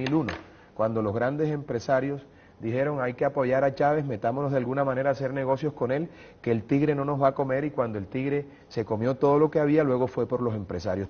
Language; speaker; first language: Spanish; native; Spanish